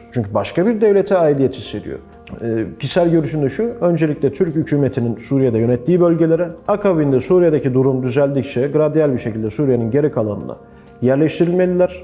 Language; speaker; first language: Turkish; native; Turkish